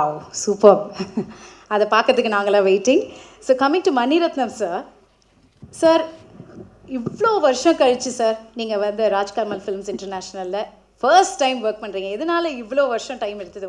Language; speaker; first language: Tamil; native; Tamil